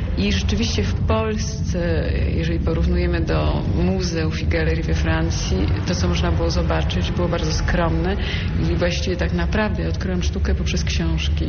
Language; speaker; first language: Polish; early bilingual, heritage; Polish